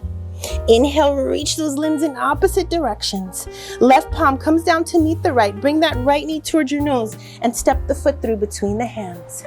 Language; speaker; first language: English; native; English